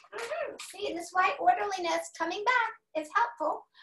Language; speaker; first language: English; native; English